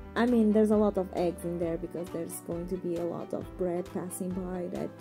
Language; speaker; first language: English; non-native, fluent; Portuguese